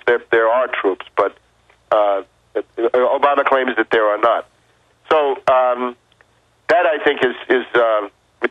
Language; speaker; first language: English; native; English